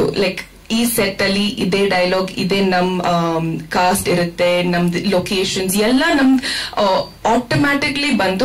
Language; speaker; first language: Kannada; non-native, fluent; Malayalam